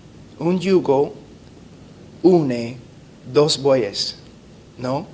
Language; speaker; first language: Spanish; non-native, fluent; English